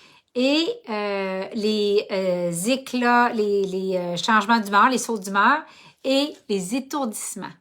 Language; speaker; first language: French; native; French